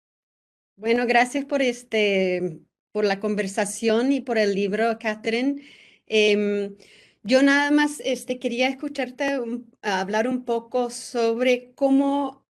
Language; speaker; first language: Spanish; non-native, fluent; English